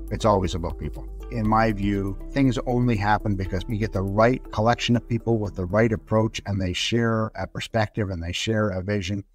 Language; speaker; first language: English; native; English